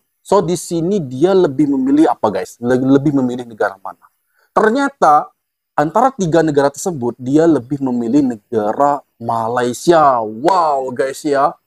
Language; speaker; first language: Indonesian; native; Indonesian